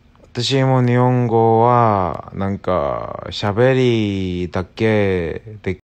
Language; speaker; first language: Japanese; non-native, learner; Korean